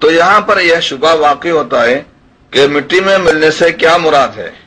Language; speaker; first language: Hindi; non-native, local second language; Malayalam